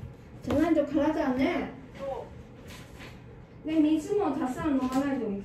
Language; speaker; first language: Japanese; non-native, fluent; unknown